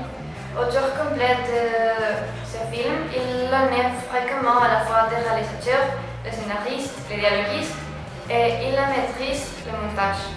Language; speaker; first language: French; non-native, learner; Spanish